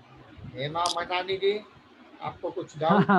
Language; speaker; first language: Hindi; native; Hindi